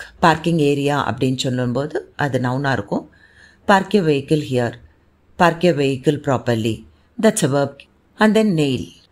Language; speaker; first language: English; non-native, local second language; Tamil